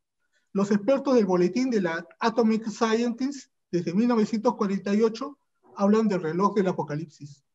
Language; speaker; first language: Spanish; native; Spanish